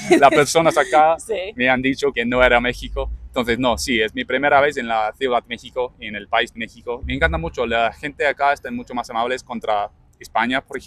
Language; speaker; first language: Spanish; non-native, learner; English